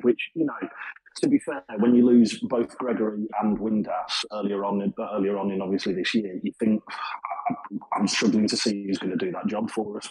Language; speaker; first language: English; native; English